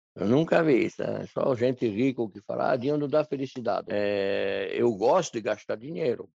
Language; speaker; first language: Portuguese; non-native, fluent; French